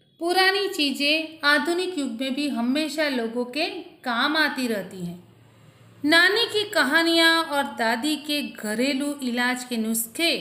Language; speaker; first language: Hindi; non-native, local second language; Gujarati